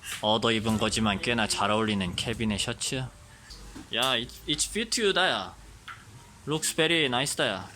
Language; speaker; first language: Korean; native; Korean